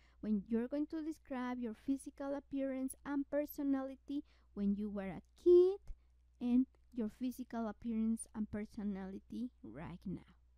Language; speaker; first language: English; non-native, fluent; Spanish